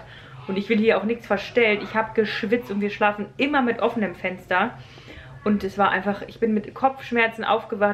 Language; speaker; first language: German; native; German